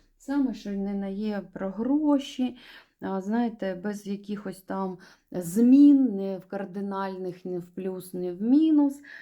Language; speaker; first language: Ukrainian; non-native, local second language; Russian